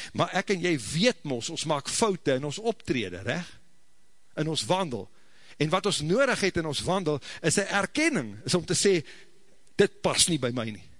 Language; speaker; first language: Afrikaans; native; Afrikaans